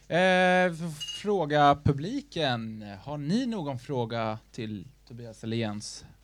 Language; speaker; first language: Swedish; native; Swedish